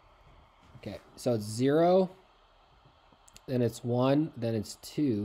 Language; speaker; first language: English; native; English